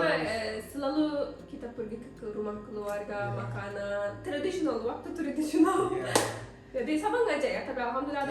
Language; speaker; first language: Indonesian; non-native, learner; Turkish